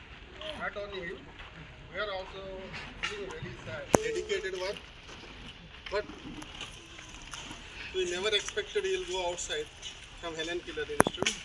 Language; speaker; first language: English; non-native, local second language; Telugu